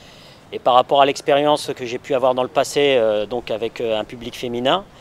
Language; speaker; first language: French; native; French